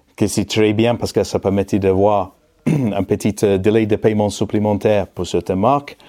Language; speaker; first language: French; non-native, fluent; English